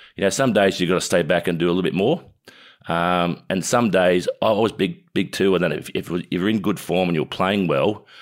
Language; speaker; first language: English; native; English